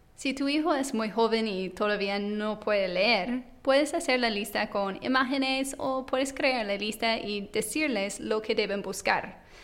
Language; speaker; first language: Spanish; non-native, fluent; English